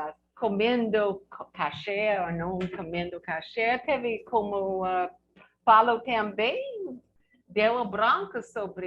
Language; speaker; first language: Portuguese; non-native, learner; English